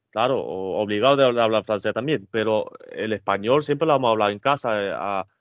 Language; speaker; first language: Spanish; early bilingual, other home language; French